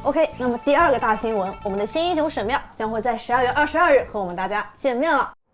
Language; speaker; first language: Chinese; native; Chinese